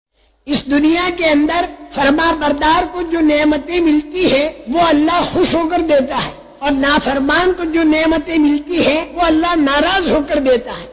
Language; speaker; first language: Urdu; native; Urdu